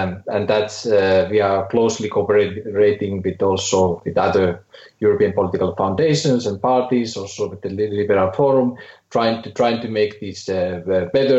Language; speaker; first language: English; non-native, fluent; Finnish